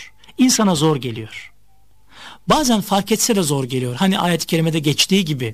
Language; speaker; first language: Turkish; native; Turkish